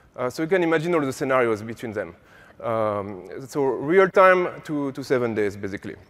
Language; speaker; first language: English; non-native, fluent; French